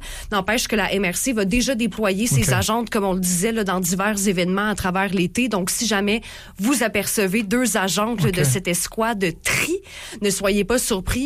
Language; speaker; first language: French; native; French